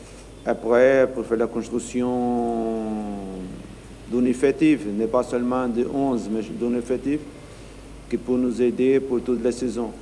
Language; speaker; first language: French; non-native, learner; Portuguese